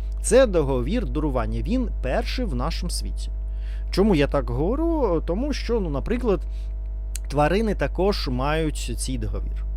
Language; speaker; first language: Ukrainian; non-native, learner; Russian